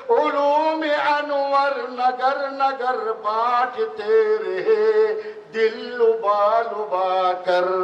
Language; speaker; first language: Urdu; non-native, fluent; Bangla